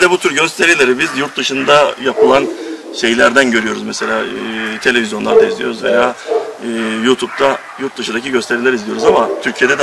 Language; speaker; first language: Turkish; native; Turkish